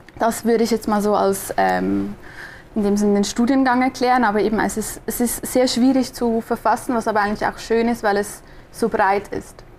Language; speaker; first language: German; native; German